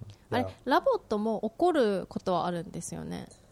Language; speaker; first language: Japanese; native; Japanese